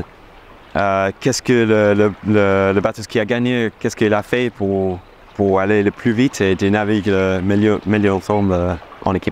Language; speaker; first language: French; non-native, fluent; English